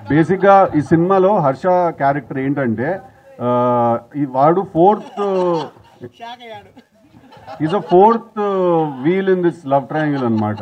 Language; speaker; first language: Telugu; native; Telugu